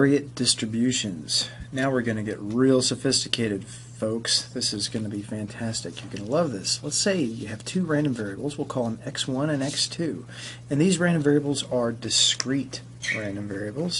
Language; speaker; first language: English; native; English